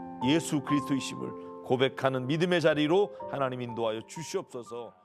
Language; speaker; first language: Korean; native; Korean